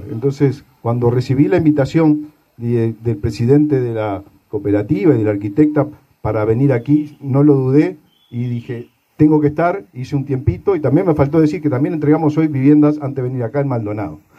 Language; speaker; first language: Spanish; native; Spanish